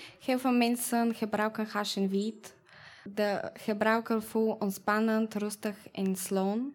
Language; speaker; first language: Dutch; non-native, learner; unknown